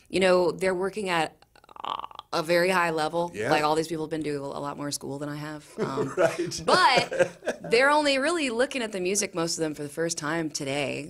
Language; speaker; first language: English; native; English